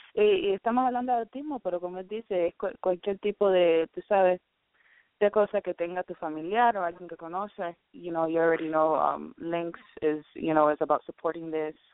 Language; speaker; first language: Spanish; early bilingual, heritage; Spanish